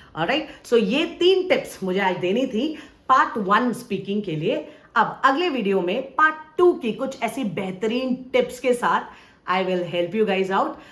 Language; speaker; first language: Hindi; native; Hindi